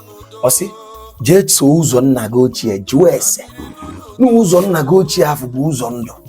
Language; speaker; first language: Igbo; native; Igbo